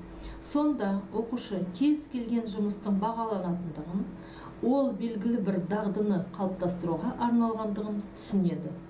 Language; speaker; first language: Kazakh; native; Kazakh